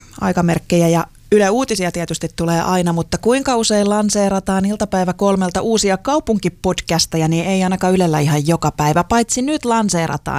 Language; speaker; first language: Finnish; native; Finnish